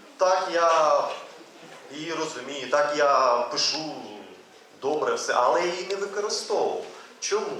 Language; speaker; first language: Ukrainian; non-native, local second language; Russian